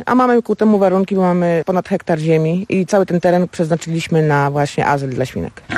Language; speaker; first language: Polish; native; Polish